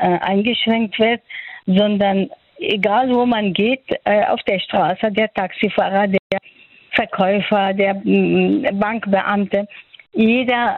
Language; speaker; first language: German; non-native, fluent; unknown